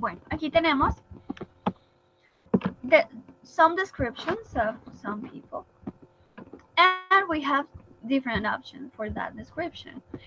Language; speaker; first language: English; non-native, fluent; Spanish